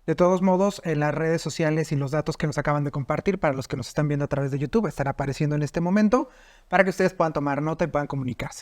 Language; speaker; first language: Spanish; native; Spanish